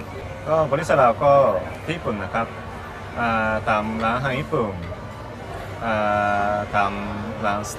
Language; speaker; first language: Thai; non-native, learner; Japanese